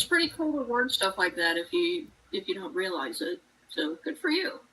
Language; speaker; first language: English; native; English